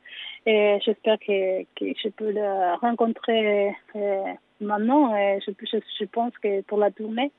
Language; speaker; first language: French; non-native, learner; Spanish